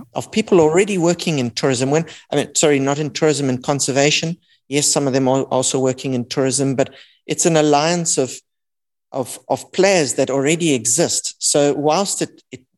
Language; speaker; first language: English; native; English